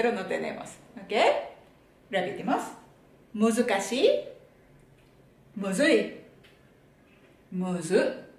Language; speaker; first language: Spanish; non-native, fluent; Japanese